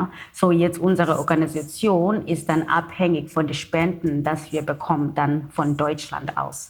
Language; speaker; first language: German; non-native, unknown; Xhosa